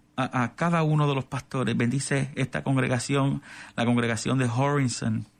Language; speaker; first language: Spanish; native; Spanish